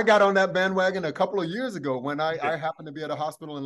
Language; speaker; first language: English; native; English